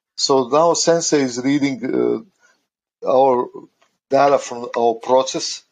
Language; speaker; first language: English; non-native, fluent; Croatian